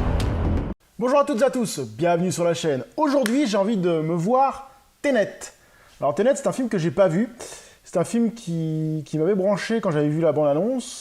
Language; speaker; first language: French; native; French